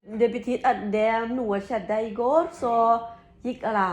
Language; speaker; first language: Norwegian; non-native, learner; Thai